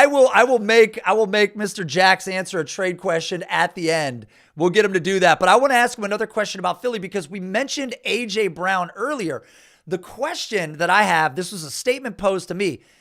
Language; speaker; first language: English; native; English